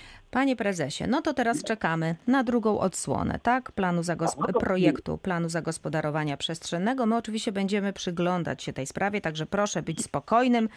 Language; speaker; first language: Polish; native; Polish